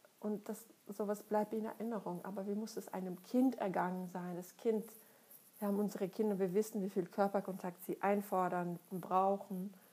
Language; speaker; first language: German; non-native, fluent; Russian